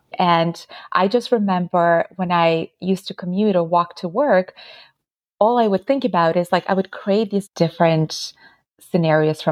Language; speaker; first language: English; non-native, fluent; Ukrainian